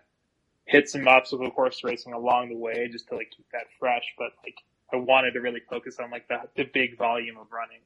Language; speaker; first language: English; native; English